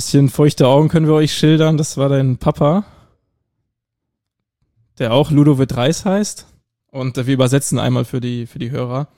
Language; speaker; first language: German; native; German